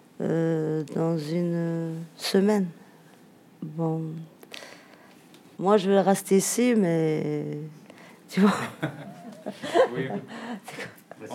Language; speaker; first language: French; non-native, fluent; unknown